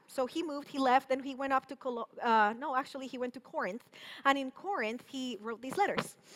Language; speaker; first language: English; non-native, fluent; Spanish